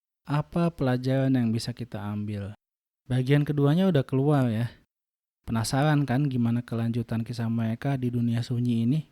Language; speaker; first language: Indonesian; native; Indonesian